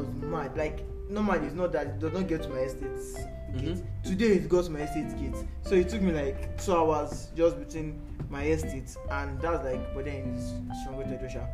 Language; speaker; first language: English; non-native, local second language; Yoruba